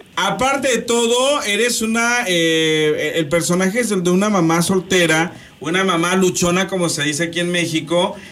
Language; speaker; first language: Spanish; native; Spanish